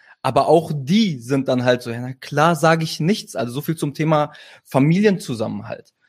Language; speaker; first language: German; early bilingual, other home language; Arabic